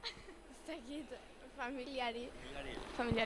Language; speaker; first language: Basque; non-native, local second language; Spanish